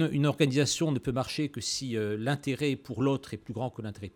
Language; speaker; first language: French; native; French